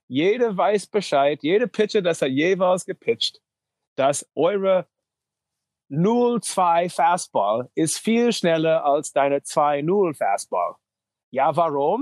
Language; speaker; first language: German; non-native, learner; English